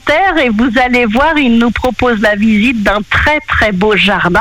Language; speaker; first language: French; native; French